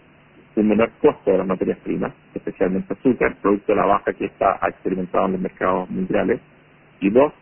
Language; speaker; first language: Spanish; native; Spanish